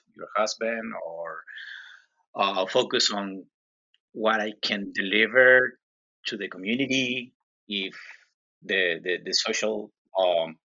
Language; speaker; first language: English; non-native, learner; Spanish